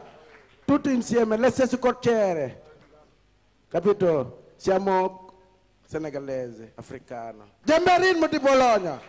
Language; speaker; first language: Italian; non-native, learner; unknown